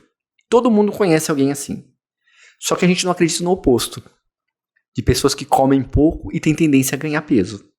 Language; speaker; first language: Portuguese; native; Portuguese